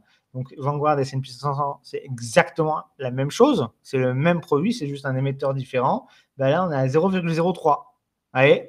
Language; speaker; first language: French; native; French